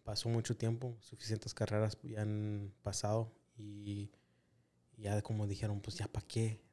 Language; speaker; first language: Spanish; early bilingual, other home language; English